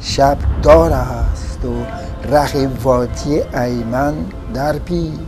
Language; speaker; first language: Persian; non-native, fluent; French